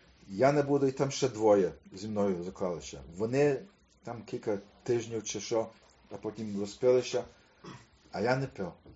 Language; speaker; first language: Ukrainian; early bilingual, heritage; Ukrainian